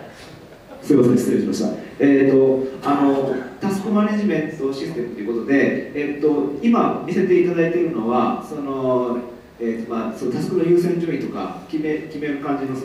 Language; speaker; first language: Japanese; native; Japanese